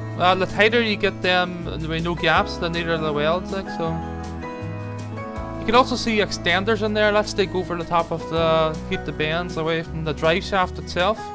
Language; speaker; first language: English; native; English